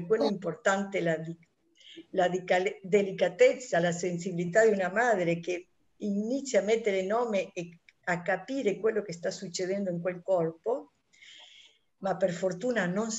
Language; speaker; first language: Italian; non-native, fluent; Spanish